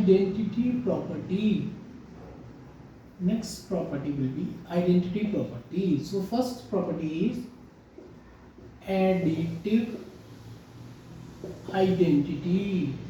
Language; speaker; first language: English; non-native, local second language; Hindi